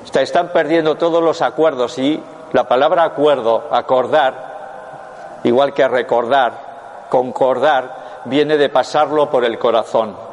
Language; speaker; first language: Spanish; non-native, local second language; Basque